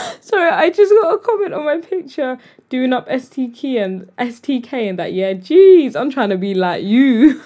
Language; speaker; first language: English; native; English